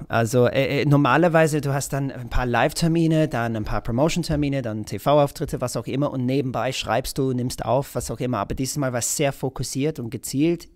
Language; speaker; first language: German; non-native, fluent; English